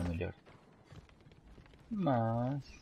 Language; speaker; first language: Spanish; non-native, fluent; Portuguese